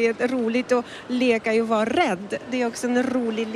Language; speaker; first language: Swedish; non-native, fluent; Polish